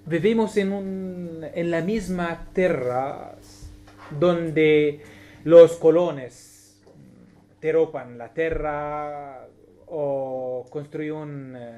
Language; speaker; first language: Spanish; non-native, learner; Arabic